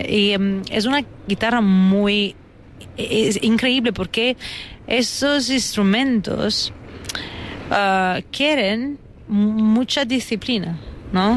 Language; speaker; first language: Spanish; non-native, fluent; Italian